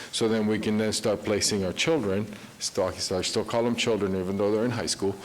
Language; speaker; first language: English; early bilingual, other home language; Spanish